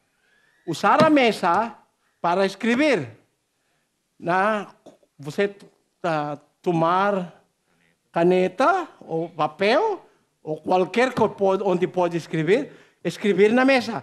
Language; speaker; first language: Portuguese; non-native, learner; Filipino